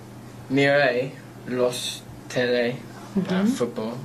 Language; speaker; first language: Spanish; non-native, learner; English